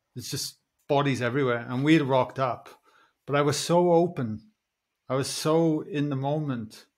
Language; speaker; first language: English; native; English